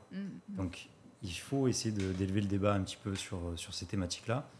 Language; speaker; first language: French; native; French